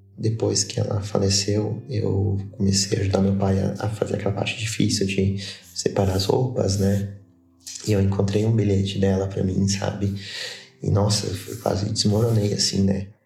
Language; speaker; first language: Portuguese; native; Portuguese